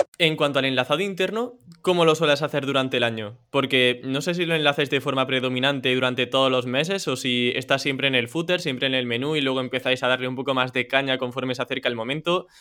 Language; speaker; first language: Spanish; native; Spanish